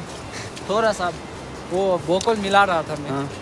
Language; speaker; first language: Hindi; non-native, local second language; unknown